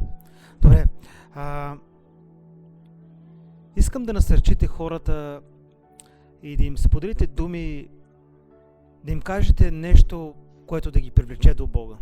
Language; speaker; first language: Bulgarian; native; Bulgarian